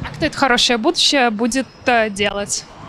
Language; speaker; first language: Russian; native; Russian